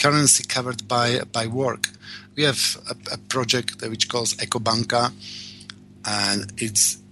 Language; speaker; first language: English; non-native, learner; Slovak